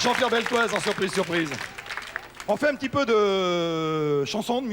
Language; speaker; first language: French; native; French